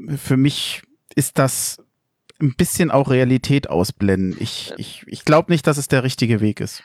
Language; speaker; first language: German; native; German